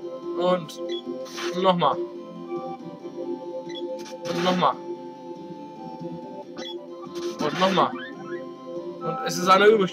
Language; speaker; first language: German; native; German